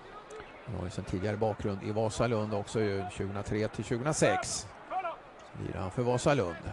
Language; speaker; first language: Swedish; native; Swedish